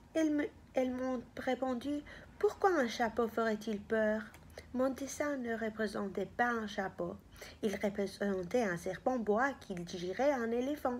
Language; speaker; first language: French; non-native, fluent; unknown